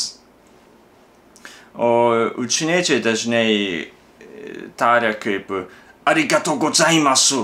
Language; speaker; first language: Lithuanian; non-native, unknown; Japanese